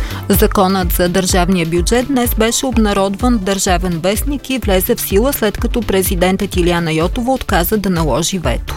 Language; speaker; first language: Bulgarian; native; Bulgarian